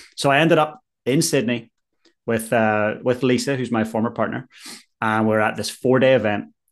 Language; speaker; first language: English; native; English